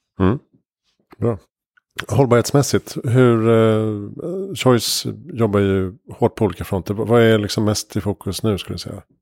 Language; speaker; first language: Swedish; native; Swedish